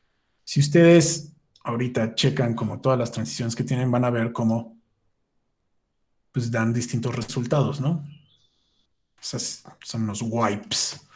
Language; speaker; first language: Spanish; native; Spanish